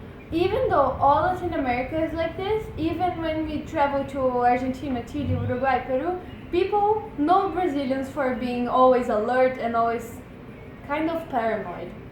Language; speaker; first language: English; non-native, fluent; Portuguese